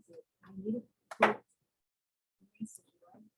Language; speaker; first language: English; non-native, learner; Portuguese